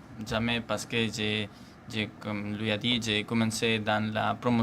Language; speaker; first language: French; non-native, learner; Spanish